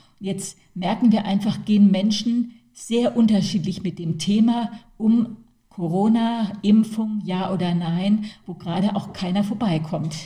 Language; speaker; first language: German; native; German